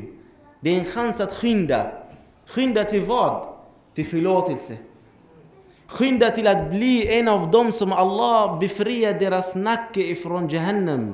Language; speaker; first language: Swedish; non-native, fluent; Arabic